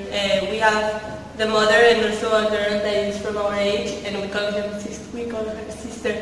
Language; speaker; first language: English; non-native, fluent; Spanish